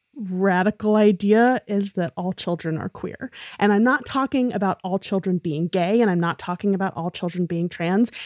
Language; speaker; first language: English; native; English